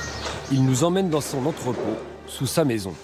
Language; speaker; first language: French; native; French